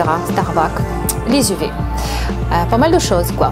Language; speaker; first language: French; non-native, fluent; Russian